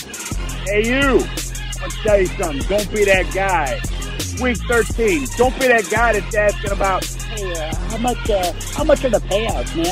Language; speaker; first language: English; native; English